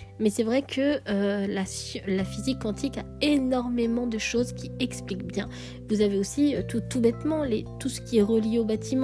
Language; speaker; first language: French; native; French